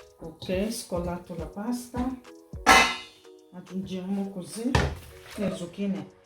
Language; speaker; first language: Italian; non-native, learner; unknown